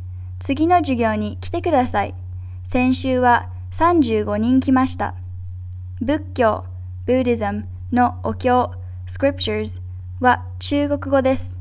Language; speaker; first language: Japanese; non-native, learner; English